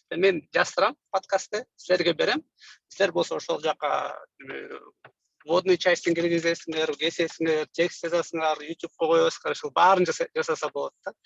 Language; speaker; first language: Kyrgyz; native; Kyrgyz